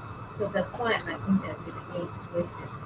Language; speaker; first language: English; non-native, learner; Japanese